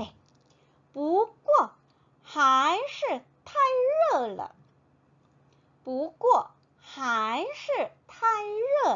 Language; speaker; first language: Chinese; non-native, fluent; Korean